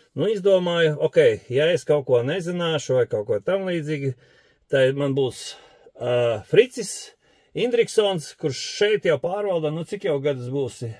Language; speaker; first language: Latvian; native; Latvian